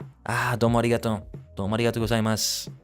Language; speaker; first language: Japanese; non-native, learner; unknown